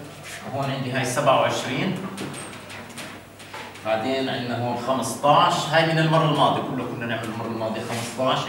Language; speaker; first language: Arabic; native; Arabic